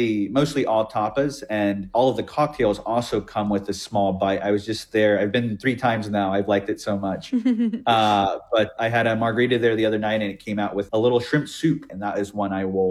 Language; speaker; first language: English; native; English